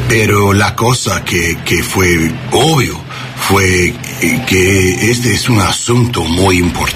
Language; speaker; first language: Spanish; non-native, learner; English